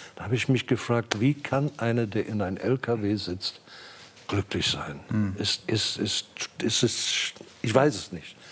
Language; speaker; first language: German; non-native, fluent; English